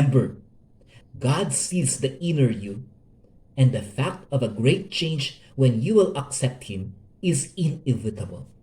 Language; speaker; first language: English; non-native, local second language; Hiligaynon